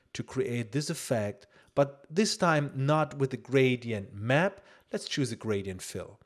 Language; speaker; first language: English; non-native, fluent; German